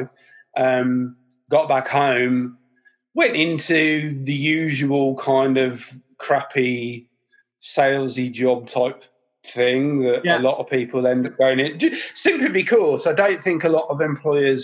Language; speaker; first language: English; native; English